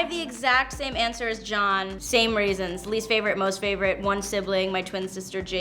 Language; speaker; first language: English; native; English